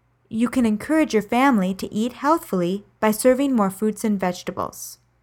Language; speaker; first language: English; native; English